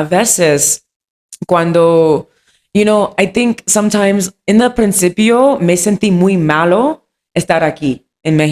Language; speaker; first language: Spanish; non-native, learner; English